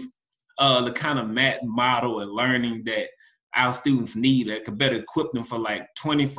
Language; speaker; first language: English; native; English